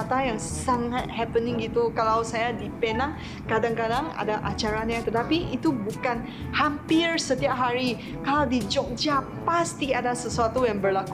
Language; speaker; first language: Indonesian; non-native, fluent; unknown